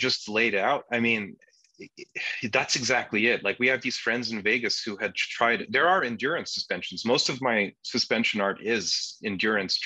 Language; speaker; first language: English; non-native, fluent; Turkish